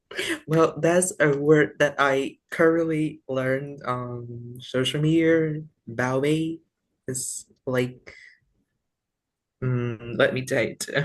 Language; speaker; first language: English; non-native, learner; Vietnamese